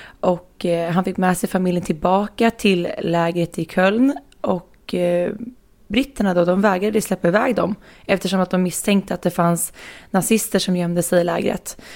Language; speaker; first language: Swedish; native; Swedish